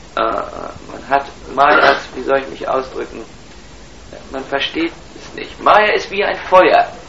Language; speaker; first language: German; native; German